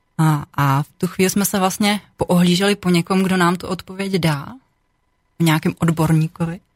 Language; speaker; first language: Czech; native; Czech